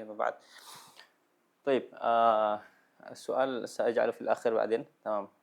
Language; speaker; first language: Arabic; non-native, fluent; Indonesian